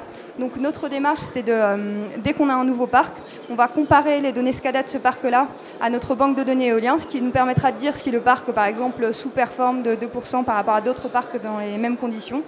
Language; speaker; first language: French; native; French